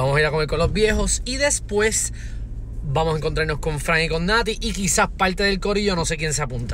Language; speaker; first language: Spanish; native; Spanish